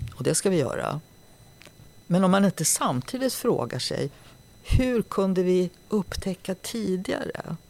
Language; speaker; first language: Swedish; native; Swedish